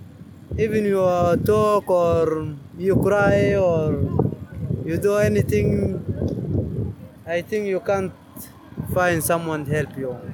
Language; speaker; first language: English; non-native, learner; Arabic